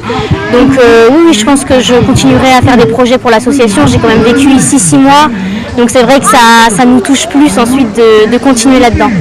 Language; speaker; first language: French; native; French